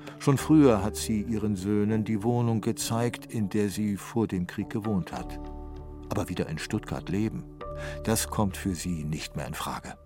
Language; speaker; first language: German; native; German